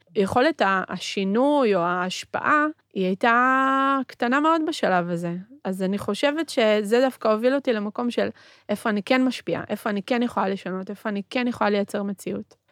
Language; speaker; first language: Hebrew; early bilingual, other home language; Spanish